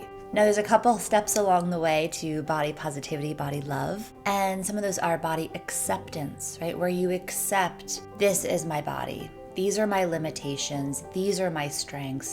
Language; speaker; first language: English; native; English